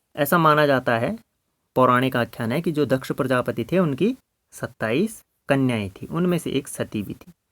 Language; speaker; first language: Hindi; native; Hindi